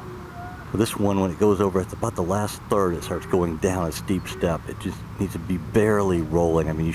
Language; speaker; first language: English; native; English